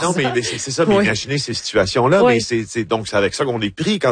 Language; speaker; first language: French; native; French